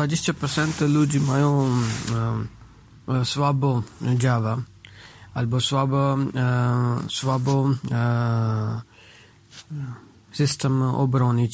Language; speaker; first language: Polish; non-native, learner; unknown